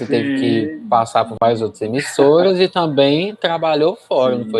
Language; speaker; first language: Portuguese; native; Portuguese